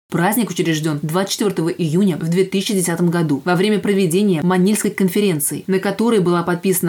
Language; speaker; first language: Russian; native; Russian